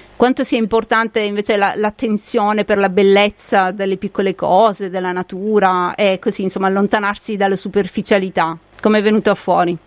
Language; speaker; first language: Italian; native; Italian